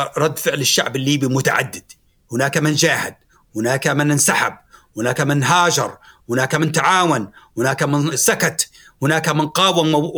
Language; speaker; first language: Arabic; native; Arabic